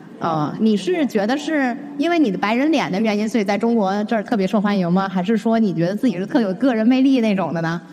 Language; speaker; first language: Chinese; native; Chinese